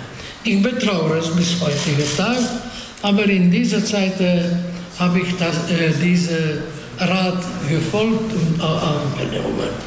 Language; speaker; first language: German; non-native, fluent; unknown